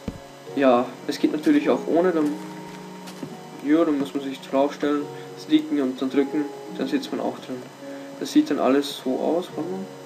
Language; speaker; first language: German; native; German